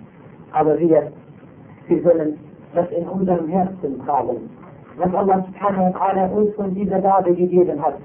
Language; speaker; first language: German; non-native, fluent; Arabic